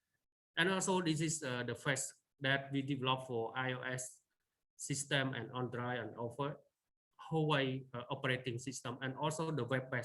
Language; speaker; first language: English; non-native, learner; Khmer